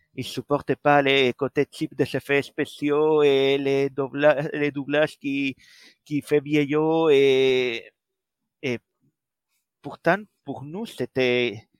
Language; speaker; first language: French; non-native, fluent; Spanish